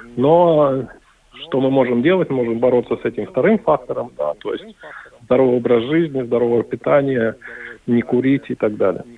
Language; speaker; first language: Russian; non-native, local second language; Latvian